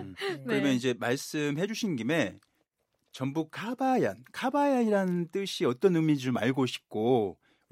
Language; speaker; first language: Korean; native; Korean